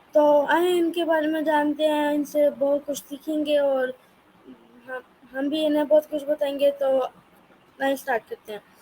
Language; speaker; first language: Urdu; non-native, local second language; Punjabi